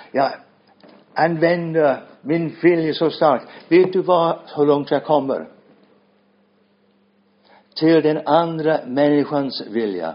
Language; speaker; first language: Swedish; non-native, fluent; English